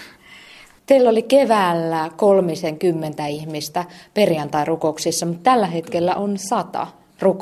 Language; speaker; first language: Finnish; native; Finnish